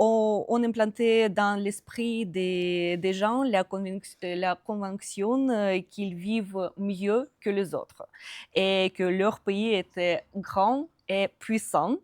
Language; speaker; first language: French; non-native, fluent; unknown